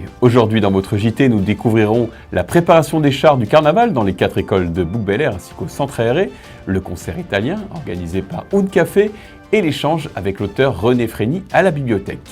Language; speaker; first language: French; native; French